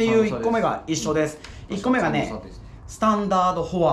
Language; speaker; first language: Japanese; native; Japanese